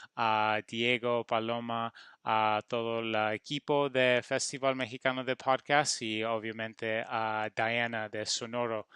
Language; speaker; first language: Spanish; non-native, learner; English